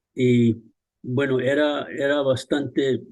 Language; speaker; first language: Spanish; early bilingual, other home language; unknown